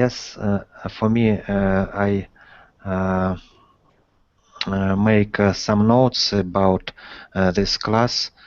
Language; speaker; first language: English; non-native, learner; Russian